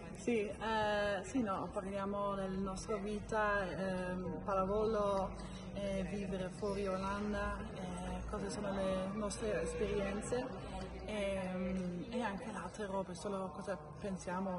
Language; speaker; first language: Italian; non-native, fluent; Dutch